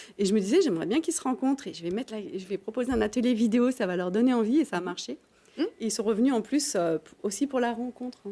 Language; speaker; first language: French; native; French